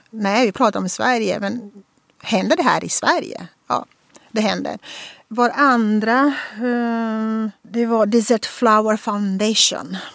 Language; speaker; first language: Swedish; non-native, fluent; Portuguese